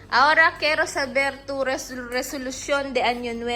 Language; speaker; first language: Spanish; non-native, learner; Filipino